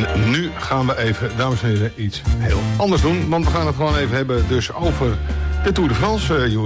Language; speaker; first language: Dutch; native; Dutch